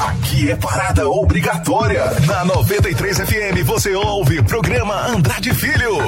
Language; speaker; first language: Portuguese; native; Portuguese